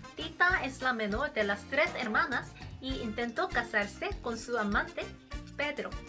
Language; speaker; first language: Spanish; non-native, learner; Korean